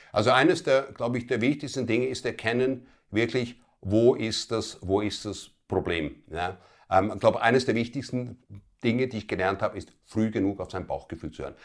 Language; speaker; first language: German; early bilingual, other home language; Italian